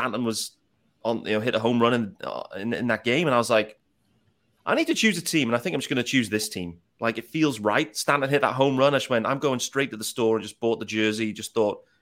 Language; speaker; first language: English; native; English